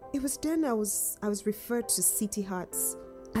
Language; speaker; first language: English; non-native, local second language; Yoruba